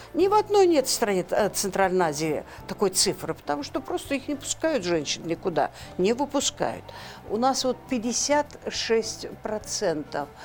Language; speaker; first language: Russian; non-native, local second language; Kyrgyz